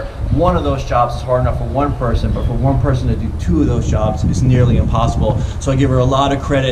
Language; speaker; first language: English; native; English